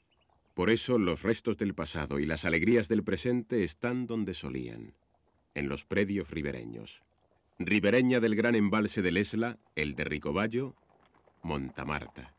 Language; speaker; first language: Spanish; native; Spanish